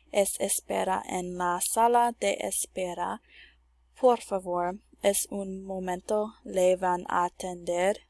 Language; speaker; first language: Spanish; non-native, learner; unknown